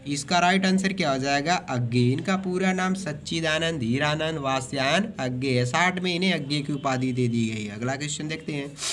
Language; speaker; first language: Hindi; native; Hindi